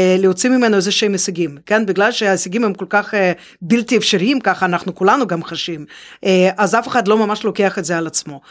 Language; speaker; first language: Hebrew; non-native, fluent; Russian